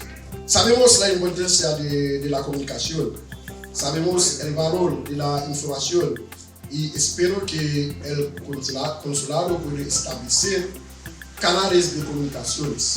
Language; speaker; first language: Spanish; non-native, fluent; Haitian Creole